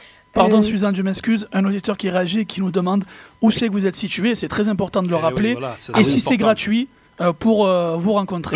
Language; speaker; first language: French; native; French